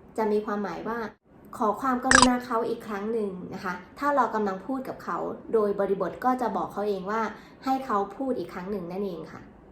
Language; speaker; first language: Thai; native; Thai